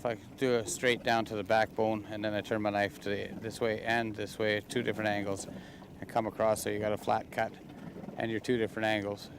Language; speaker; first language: English; native; English